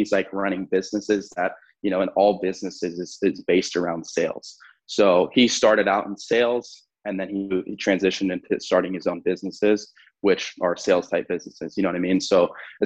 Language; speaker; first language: English; native; English